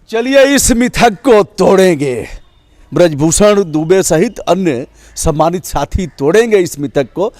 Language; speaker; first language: Hindi; native; Hindi